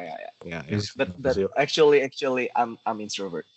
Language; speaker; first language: English; non-native, learner; Indonesian